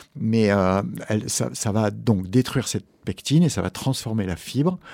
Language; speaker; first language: French; native; French